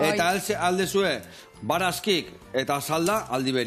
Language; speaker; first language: Basque; native; Basque